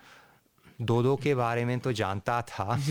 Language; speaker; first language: Hindi; non-native, fluent; Hungarian